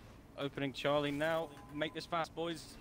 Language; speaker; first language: English; native; English